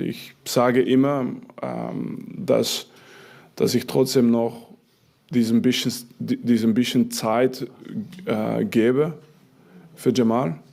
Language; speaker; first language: German; non-native, fluent; French